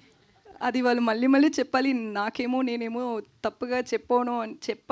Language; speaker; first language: Telugu; non-native, learner; Tamil